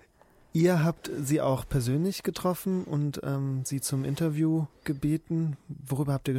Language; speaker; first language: German; native; German